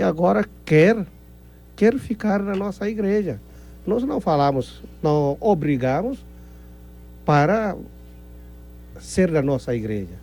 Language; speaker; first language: Portuguese; non-native, fluent; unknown